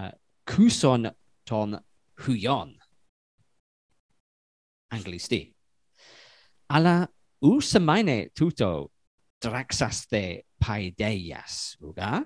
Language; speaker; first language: Greek; non-native, fluent; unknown